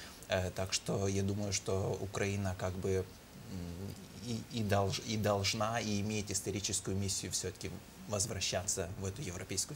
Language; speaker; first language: Russian; non-native, fluent; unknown